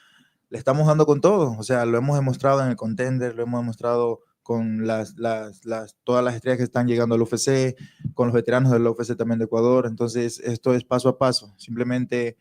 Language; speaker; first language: Spanish; native; Spanish